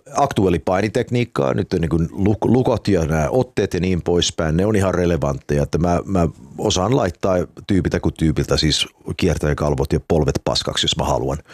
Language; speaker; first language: Finnish; early bilingual, heritage; Finnish